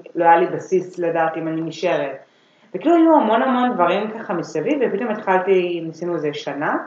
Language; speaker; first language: Hebrew; native; Hebrew